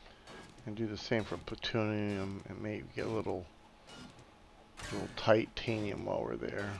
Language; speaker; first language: English; native; English